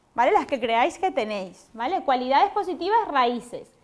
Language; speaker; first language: Spanish; native; Spanish